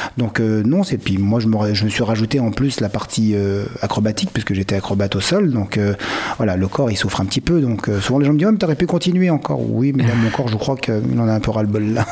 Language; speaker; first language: French; early bilingual, other home language; Malagasy